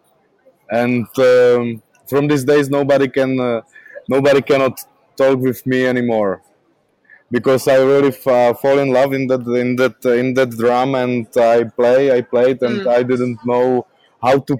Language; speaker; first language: English; non-native, learner; Czech